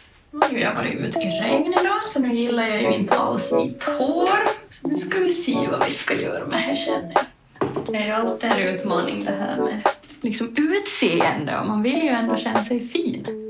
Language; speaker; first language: Swedish; native; Swedish